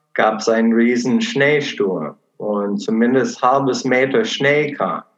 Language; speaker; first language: German; non-native, fluent; English